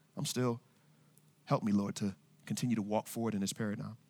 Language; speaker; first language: English; native; English